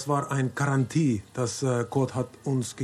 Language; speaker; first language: German; non-native, learner; Finnish